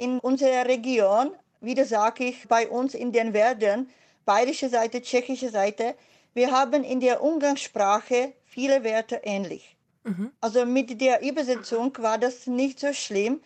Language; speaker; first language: German; non-native, fluent; Czech